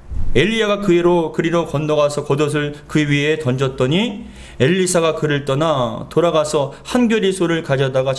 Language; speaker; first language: Korean; native; Korean